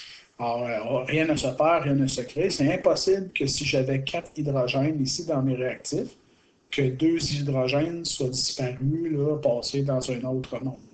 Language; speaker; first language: French; native; French